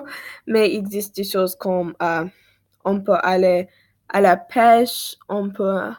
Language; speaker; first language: French; non-native, learner; English